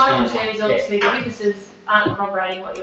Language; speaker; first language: English; native; English